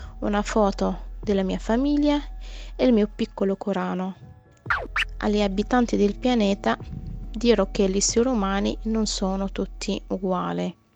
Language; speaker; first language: Italian; non-native, fluent; Arabic